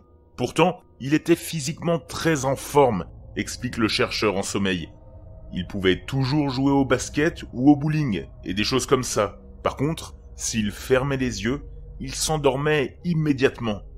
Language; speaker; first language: French; native; French